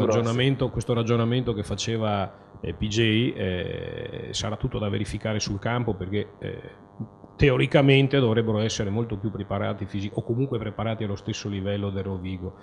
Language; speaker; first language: Italian; native; Italian